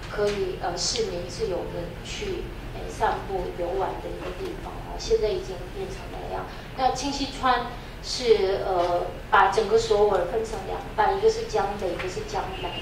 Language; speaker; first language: Chinese; non-native, fluent; Korean